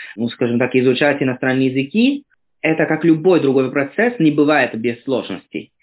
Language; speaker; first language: Russian; non-native, fluent; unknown